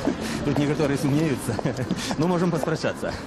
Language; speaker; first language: Russian; non-native, local second language; Belarusian